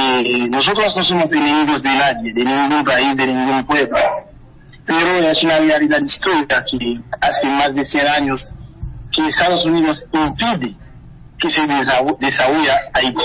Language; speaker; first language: Spanish; non-native, fluent; Haitian Creole